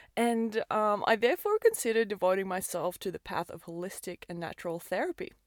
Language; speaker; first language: English; non-native, fluent; Norwegian